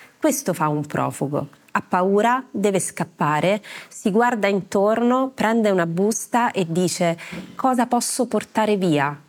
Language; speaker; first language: Italian; native; Italian